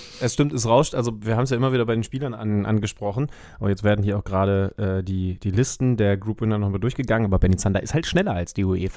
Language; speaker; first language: German; native; German